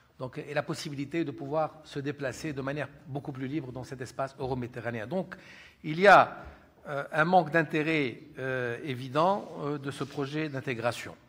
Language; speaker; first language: French; non-native, local second language; Arabic